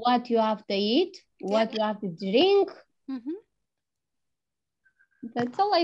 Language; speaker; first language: English; non-native, learner; Albanian